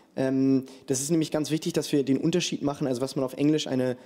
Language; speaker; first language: German; native; German